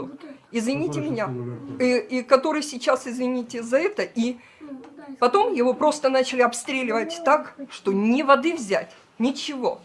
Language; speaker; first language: Russian; native; Russian